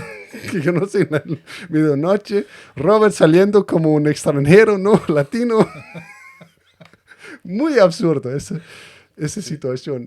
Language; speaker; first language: Spanish; non-native, fluent; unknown